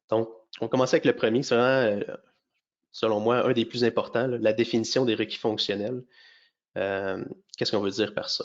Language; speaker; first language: French; native; French